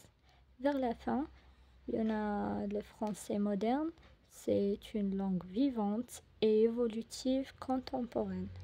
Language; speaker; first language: French; non-native, local second language; Arabic